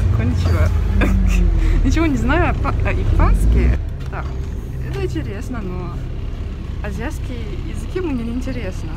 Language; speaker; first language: Russian; non-native, learner; Turkish